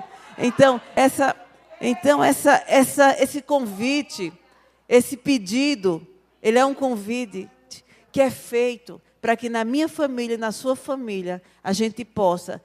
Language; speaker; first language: Portuguese; native; Portuguese